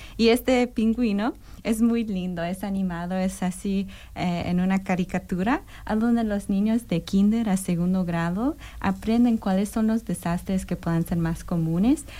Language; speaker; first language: Spanish; early bilingual, heritage; Spanish